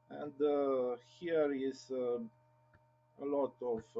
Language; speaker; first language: English; non-native, learner; Romanian